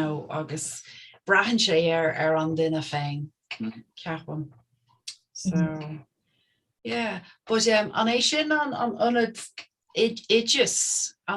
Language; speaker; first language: Irish; non-native, local second language; English